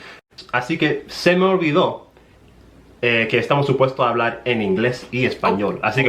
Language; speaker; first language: Spanish; non-native, fluent; English